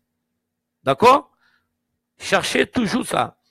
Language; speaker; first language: French; non-native, fluent; Portuguese